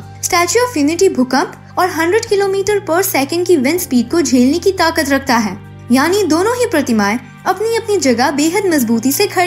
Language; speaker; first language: Hindi; native; Hindi